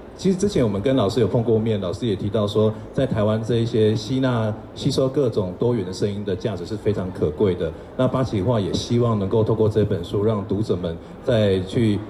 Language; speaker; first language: Chinese; native; Chinese